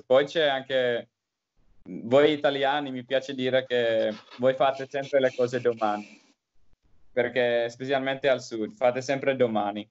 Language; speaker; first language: Italian; non-native, learner; Finnish